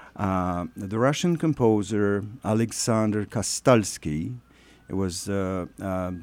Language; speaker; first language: English; non-native, fluent; Russian